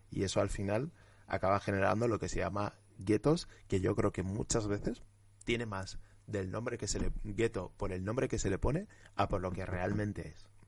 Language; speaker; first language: Spanish; early bilingual, other home language; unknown